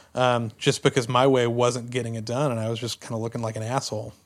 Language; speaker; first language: English; native; English